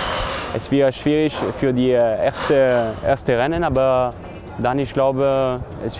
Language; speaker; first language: German; non-native, local second language; French